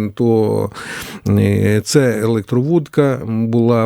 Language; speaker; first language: Ukrainian; native; Ukrainian